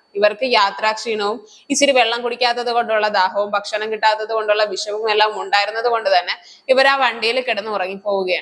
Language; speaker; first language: Malayalam; native; Malayalam